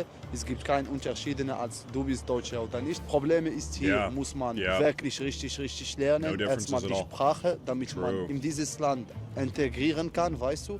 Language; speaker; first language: German; non-native, learner; Arabic